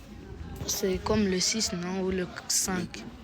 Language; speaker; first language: French; non-native, local second language; Kinyarwanda